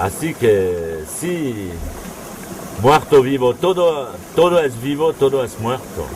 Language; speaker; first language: Spanish; non-native, fluent; French